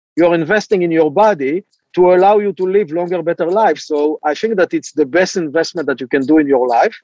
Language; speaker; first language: English; non-native, fluent; Hebrew